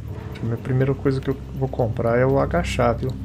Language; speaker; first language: Portuguese; native; Portuguese